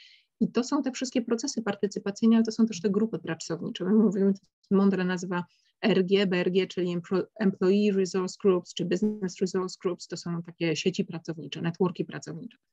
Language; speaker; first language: Polish; native; Polish